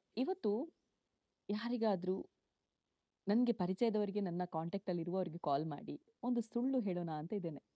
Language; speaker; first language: Kannada; non-native, local second language; Tulu